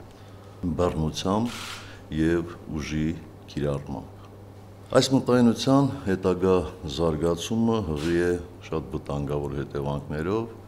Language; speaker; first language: Armenian; native; Armenian